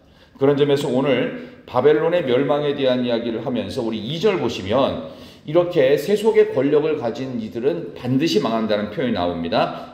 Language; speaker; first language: Korean; native; Korean